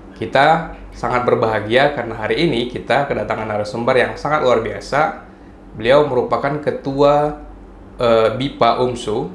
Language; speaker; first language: Indonesian; native; Indonesian